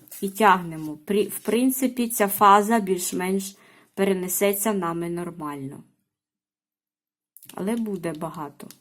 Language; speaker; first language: Ukrainian; native; Ukrainian